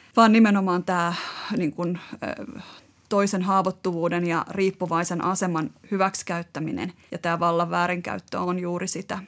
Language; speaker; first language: Finnish; native; Finnish